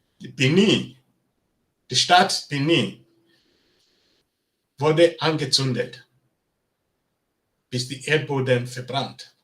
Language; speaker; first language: German; non-native, learner; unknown